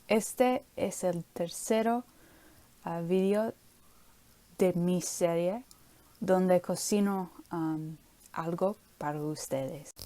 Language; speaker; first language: Spanish; non-native, learner; English